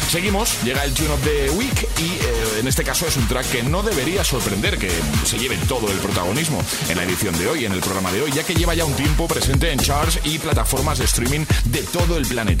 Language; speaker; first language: Spanish; native; Spanish